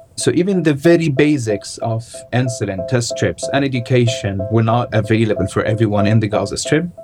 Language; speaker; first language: English; non-native, fluent; Arabic